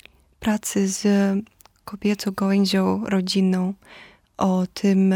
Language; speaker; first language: Polish; non-native, fluent; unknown